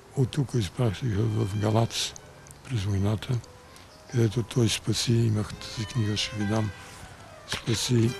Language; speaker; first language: Bulgarian; early bilingual, heritage; Bulgarian